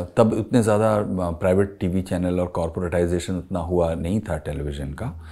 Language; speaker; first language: Hindi; native; Hindi